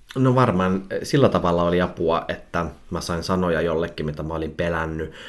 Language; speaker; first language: Finnish; early bilingual, heritage; Finnish